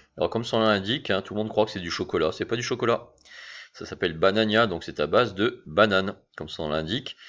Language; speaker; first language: French; native; French